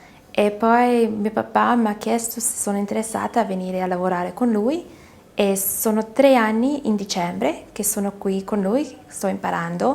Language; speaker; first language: Italian; early bilingual, heritage; Italian